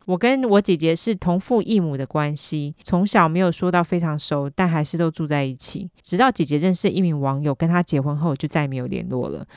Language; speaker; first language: Chinese; native; Chinese